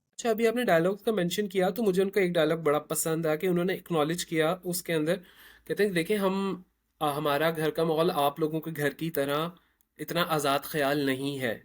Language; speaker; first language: Urdu; native; Urdu